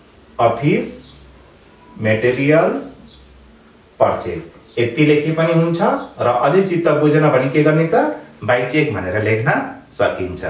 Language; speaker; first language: Nepali; native; Nepali